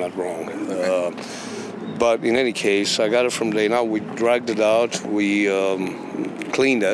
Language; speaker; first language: English; non-native, fluent; Romanian